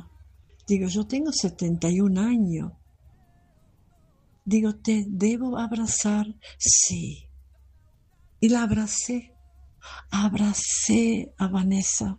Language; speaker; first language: Spanish; non-native, fluent; German